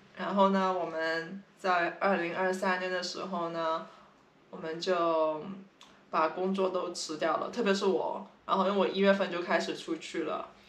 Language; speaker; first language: Chinese; non-native, local second language; Cantonese